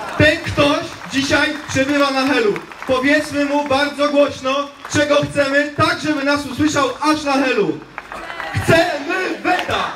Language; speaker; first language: Polish; early bilingual, heritage; Polish